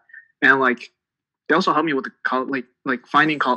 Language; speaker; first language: English; early bilingual, other home language; Tibetan